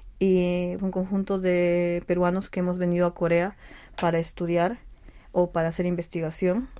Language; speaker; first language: Spanish; native; Spanish